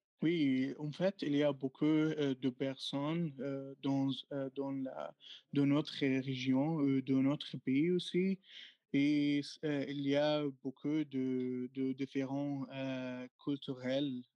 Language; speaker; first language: French; non-native, fluent; Arabic